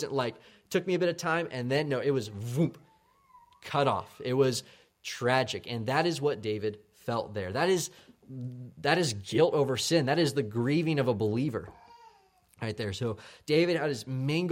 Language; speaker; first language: English; native; English